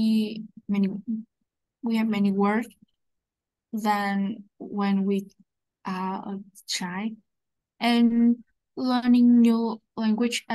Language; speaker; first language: English; non-native, learner; Vietnamese